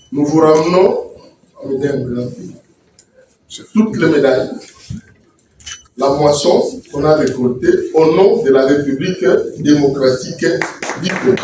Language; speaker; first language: French; non-native, local second language; Lingala